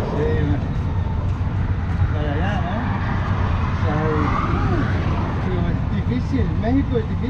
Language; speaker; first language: Spanish; non-native, learner; English